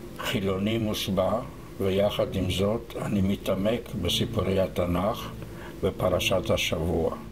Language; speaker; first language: Hebrew; non-native, fluent; Romanian